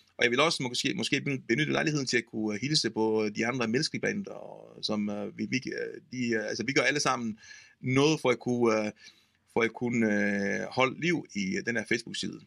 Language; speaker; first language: Danish; non-native, fluent; Italian